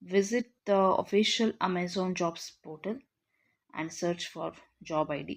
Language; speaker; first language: English; non-native, local second language; Kannada